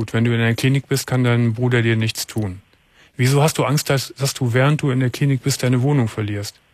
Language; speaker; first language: German; native; German